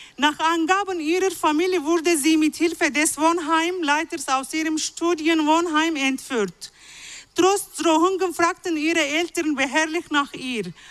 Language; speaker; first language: German; non-native, fluent; Arabic